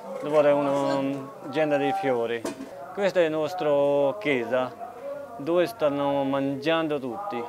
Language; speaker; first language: Italian; non-native, learner; Punjabi